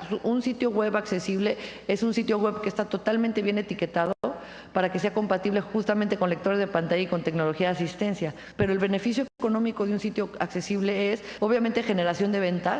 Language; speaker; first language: Spanish; native; Spanish